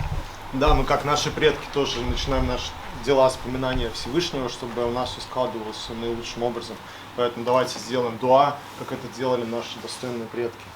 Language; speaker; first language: Russian; native; Russian